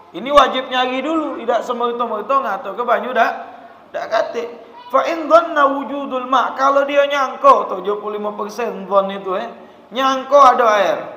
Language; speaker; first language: Malay; native; Malay